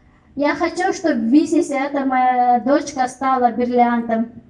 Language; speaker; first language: Russian; non-native, local second language; Kyrgyz